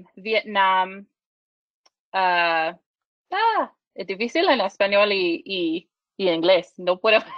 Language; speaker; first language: Spanish; non-native, learner; English